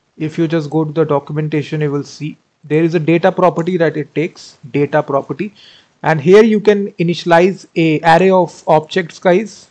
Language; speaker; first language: English; non-native, local second language; Hindi